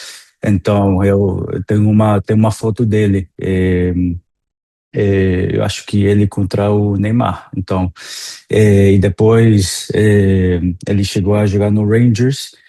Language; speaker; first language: Portuguese; non-native, fluent; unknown